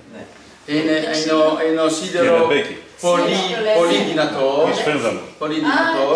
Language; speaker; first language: Greek; non-native, learner; Italian